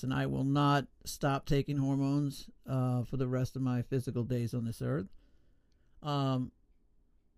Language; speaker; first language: English; native; English